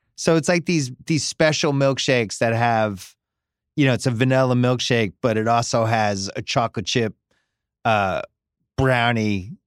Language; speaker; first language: English; native; English